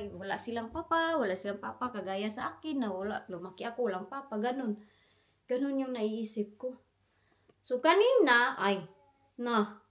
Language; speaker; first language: Filipino; non-native, local second language; Cebuano